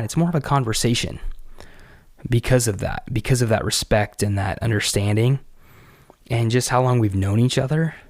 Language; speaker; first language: English; native; English